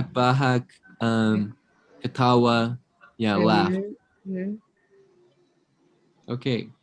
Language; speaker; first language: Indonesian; non-native, fluent; English